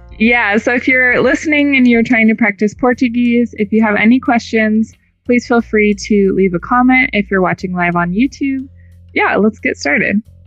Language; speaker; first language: English; native; English